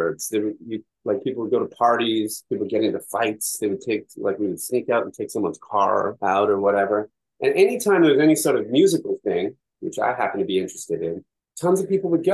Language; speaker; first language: English; native; English